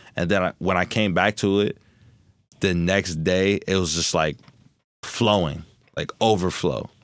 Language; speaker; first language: English; native; English